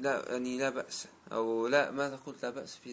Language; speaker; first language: Arabic; non-native, learner; German